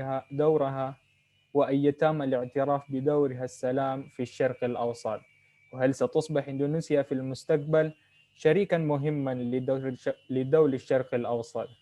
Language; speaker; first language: Arabic; non-native, fluent; Indonesian